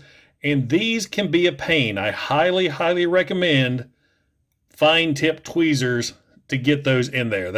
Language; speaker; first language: English; native; English